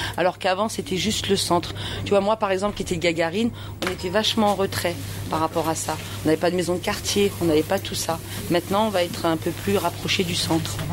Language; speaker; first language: French; early bilingual, other home language; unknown